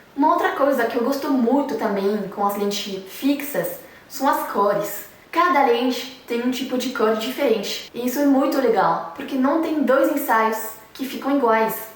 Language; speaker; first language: Portuguese; non-native, fluent; French